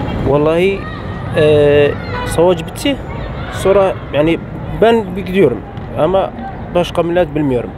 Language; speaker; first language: Turkish; non-native, learner; Arabic